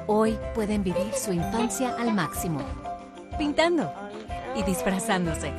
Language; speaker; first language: Spanish; native; Spanish